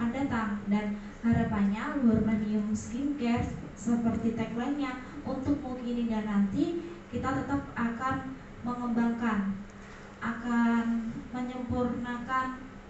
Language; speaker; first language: Indonesian; native; Indonesian